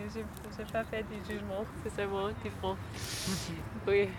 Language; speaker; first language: French; non-native, learner; German